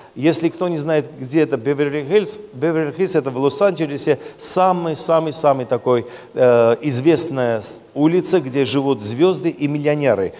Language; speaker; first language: Russian; non-native, local second language; Armenian